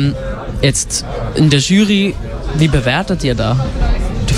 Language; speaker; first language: German; native; German